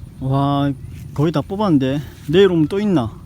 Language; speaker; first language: Korean; native; Korean